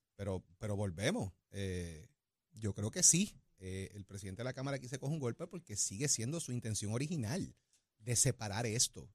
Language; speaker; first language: Spanish; native; Spanish